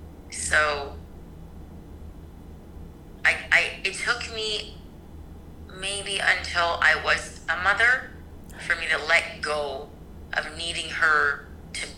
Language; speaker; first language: English; native; English